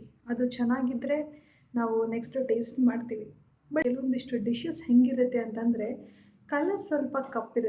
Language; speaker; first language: Kannada; native; Kannada